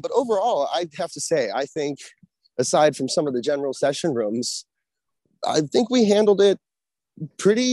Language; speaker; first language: English; native; English